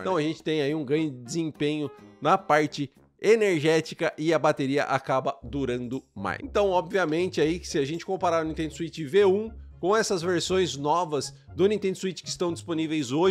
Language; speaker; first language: Portuguese; native; Portuguese